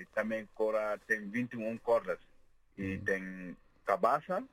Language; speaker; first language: Portuguese; non-native, learner; Mandingo